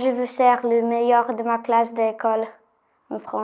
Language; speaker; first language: French; non-native, learner; Polish